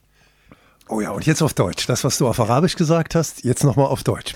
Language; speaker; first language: German; native; German